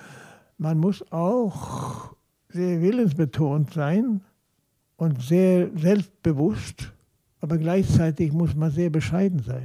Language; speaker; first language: German; non-native, fluent; Swedish